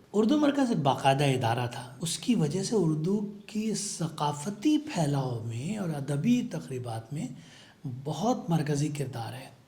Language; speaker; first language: Urdu; native; Urdu